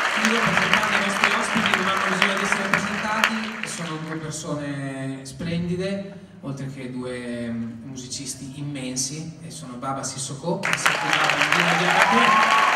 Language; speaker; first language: Italian; native; Italian